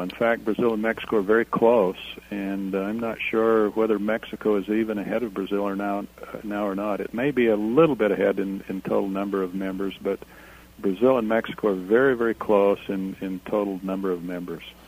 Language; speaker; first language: English; native; English